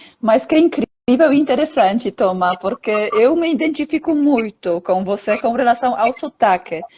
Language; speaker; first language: Portuguese; non-native, fluent; Polish